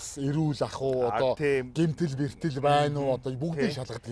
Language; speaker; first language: Mongolian; native; Mongolian